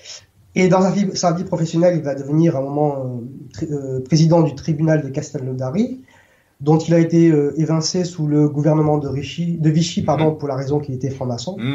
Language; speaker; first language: French; native; French